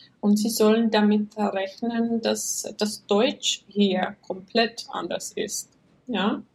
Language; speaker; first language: German; non-native, fluent; Czech